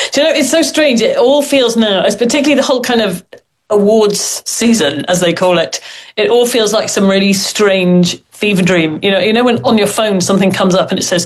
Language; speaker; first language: English; native; English